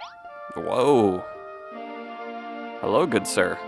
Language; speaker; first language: English; native; English